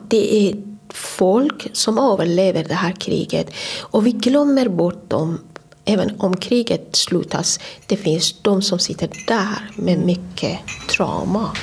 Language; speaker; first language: Swedish; non-native, fluent; Persian